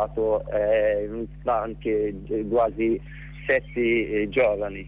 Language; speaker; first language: Italian; non-native, learner; Arabic